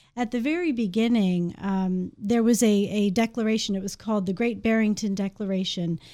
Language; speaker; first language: English; native; English